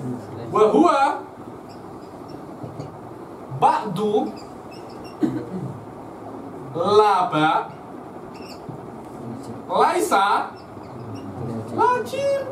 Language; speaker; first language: Arabic; non-native, fluent; Malay